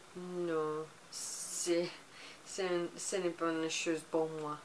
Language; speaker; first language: French; non-native, learner; Portuguese